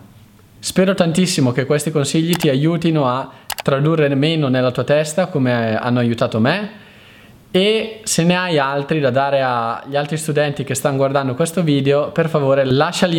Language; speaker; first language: Italian; native; Italian